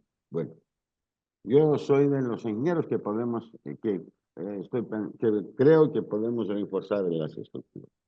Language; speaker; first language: Spanish; non-native, learner; Greek